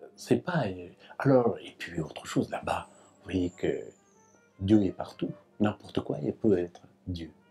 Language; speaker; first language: French; non-native, fluent; Persian